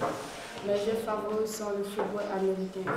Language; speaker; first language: French; non-native, local second language; Fula